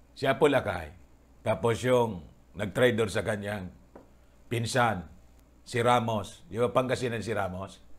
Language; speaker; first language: Filipino; non-native, local second language; Bikol